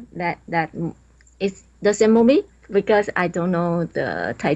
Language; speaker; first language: English; non-native, learner; Chinese